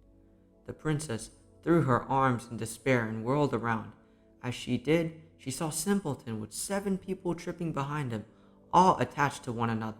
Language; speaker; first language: English; native; English